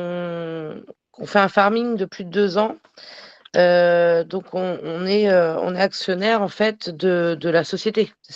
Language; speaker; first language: French; native; French